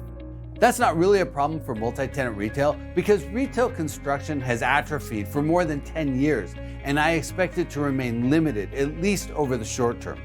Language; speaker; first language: English; native; English